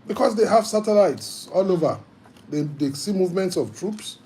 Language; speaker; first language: English; non-native, local second language; Yoruba